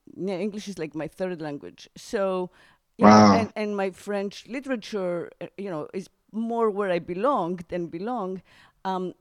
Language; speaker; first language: English; non-native, fluent; Greek